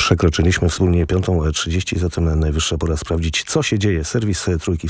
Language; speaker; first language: Polish; native; Polish